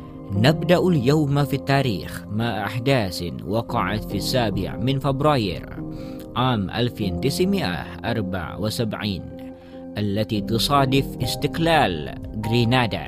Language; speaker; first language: Arabic; non-native, fluent; Indonesian